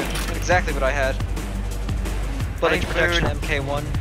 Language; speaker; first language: English; native; English